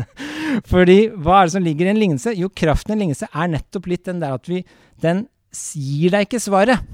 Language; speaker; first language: Norwegian; native; Norwegian